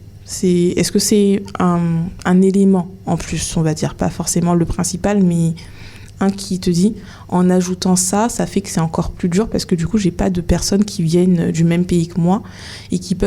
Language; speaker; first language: French; native; French